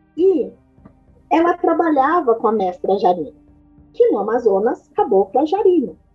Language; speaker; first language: Portuguese; native; Portuguese